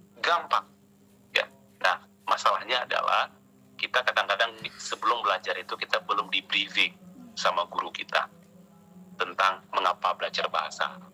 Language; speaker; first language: Indonesian; non-native, local second language; Achinese